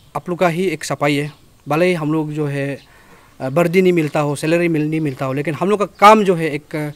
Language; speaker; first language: Hindi; non-native, local second language; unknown